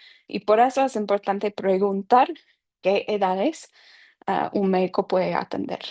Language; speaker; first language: Spanish; non-native, fluent; English